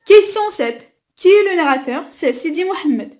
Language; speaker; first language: French; non-native, local second language; Arabic